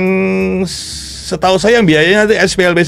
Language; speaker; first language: Indonesian; native; Indonesian